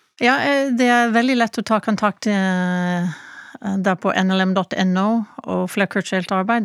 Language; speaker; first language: Norwegian; non-native, fluent; English